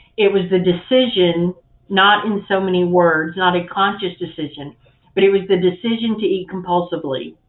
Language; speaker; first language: English; native; English